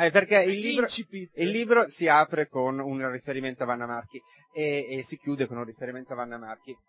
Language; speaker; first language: Italian; native; Italian